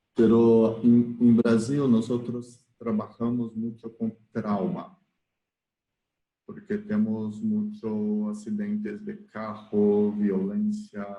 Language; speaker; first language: Spanish; non-native, learner; Portuguese